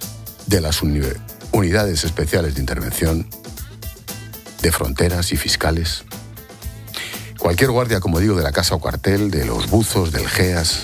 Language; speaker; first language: Spanish; native; Spanish